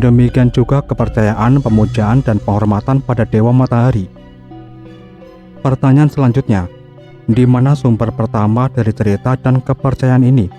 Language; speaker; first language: Indonesian; native; Indonesian